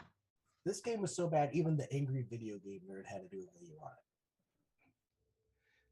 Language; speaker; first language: English; native; English